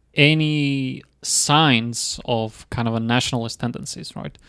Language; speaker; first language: English; non-native, fluent; Croatian